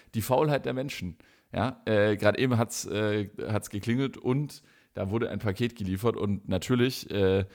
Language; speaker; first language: German; native; German